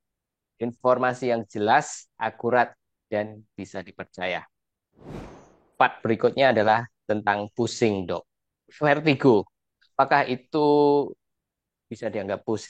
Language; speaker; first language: Indonesian; native; Indonesian